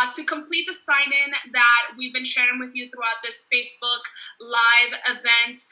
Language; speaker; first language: English; native; English